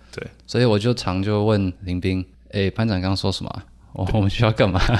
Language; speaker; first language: Chinese; early bilingual, heritage; Chinese